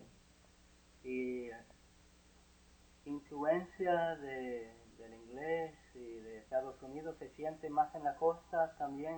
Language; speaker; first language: Spanish; non-native, fluent; English